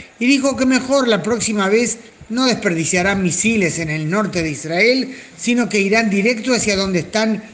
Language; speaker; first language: Spanish; native; Spanish